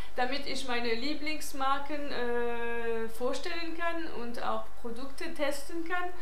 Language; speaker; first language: German; non-native, fluent; French